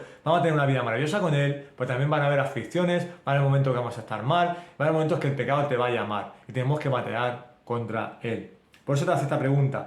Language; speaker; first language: Spanish; native; Spanish